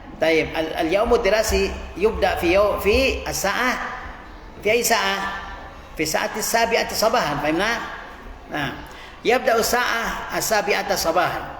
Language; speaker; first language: Arabic; non-native, fluent; Indonesian